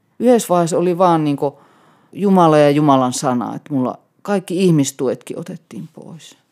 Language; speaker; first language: Finnish; native; Finnish